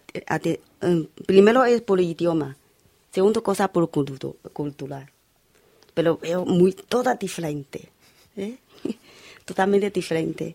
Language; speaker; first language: Spanish; non-native, learner; Chinese